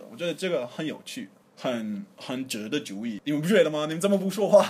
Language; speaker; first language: Chinese; non-native, fluent; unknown